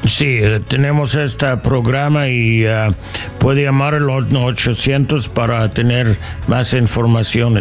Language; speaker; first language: Spanish; non-native, learner; English